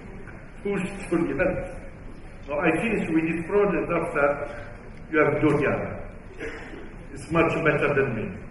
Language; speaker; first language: English; non-native, fluent; Italian